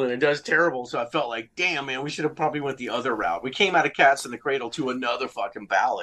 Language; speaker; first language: English; native; English